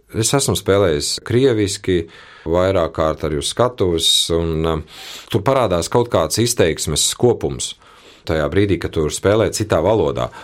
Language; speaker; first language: Latvian; native; Latvian